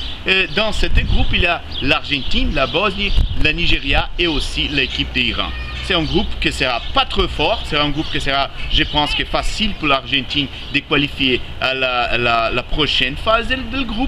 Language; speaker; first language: French; non-native, learner; Spanish